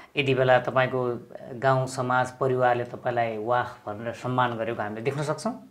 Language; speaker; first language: Nepali; native; Nepali